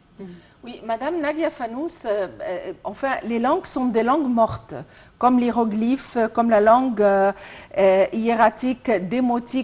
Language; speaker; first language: French; non-native, fluent; Arabic